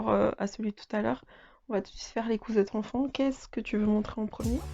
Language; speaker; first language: French; native; French